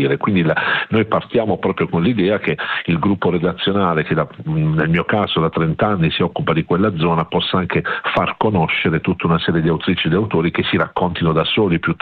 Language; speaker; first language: Italian; native; Italian